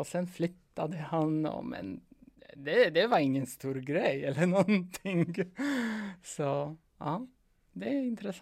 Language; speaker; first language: Swedish; non-native, fluent; Polish